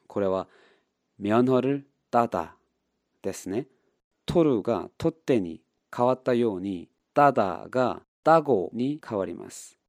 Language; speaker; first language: Japanese; non-native, fluent; Korean